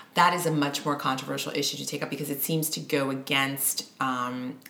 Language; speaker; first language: English; native; English